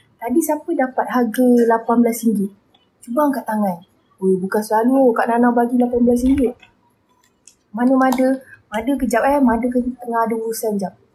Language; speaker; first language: Malay; native; Malay